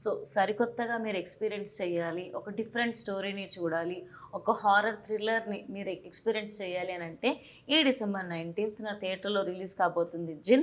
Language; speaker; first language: Telugu; native; Telugu